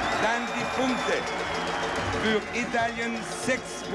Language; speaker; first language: German; non-native, local second language; Italian